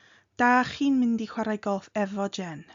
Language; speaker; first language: Welsh; non-native, fluent; English